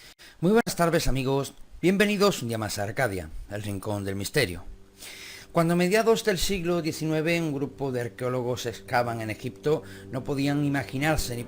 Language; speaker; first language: Spanish; native; Spanish